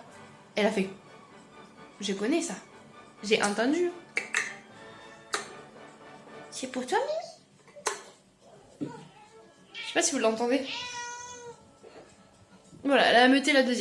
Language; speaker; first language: French; native; French